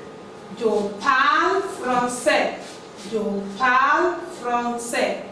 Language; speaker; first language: French; non-native, fluent; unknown